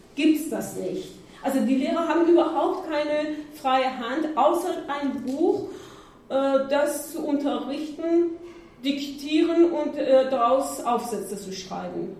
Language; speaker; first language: German; non-native, learner; Persian